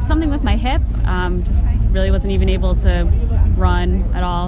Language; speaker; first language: English; native; English